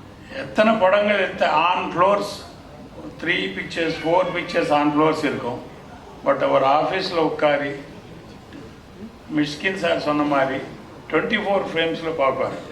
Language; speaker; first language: Tamil; non-native, fluent; Telugu